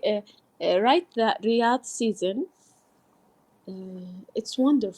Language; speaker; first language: English; non-native, learner; Arabic